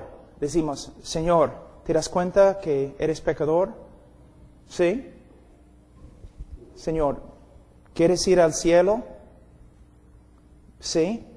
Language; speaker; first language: Spanish; non-native, fluent; English